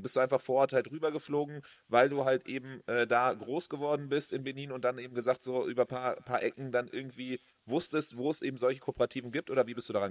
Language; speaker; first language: German; native; German